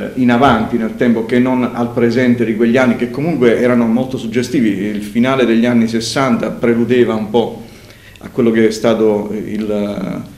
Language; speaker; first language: Italian; native; Italian